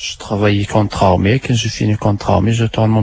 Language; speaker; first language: French; non-native, learner; Arabic